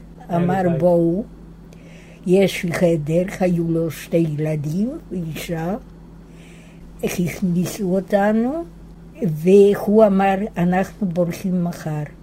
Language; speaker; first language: Hebrew; non-native, fluent; Yiddish